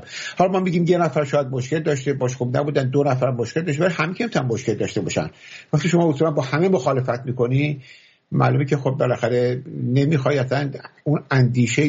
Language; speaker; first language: Persian; native; Persian